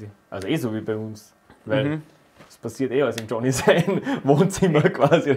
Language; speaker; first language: German; native; German